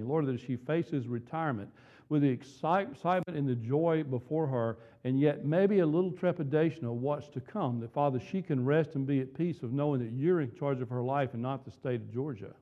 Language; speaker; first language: English; native; English